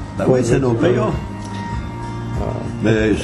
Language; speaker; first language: French; native; French